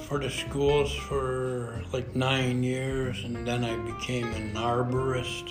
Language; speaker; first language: English; native; English